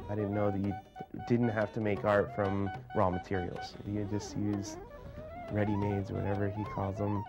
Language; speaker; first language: English; native; English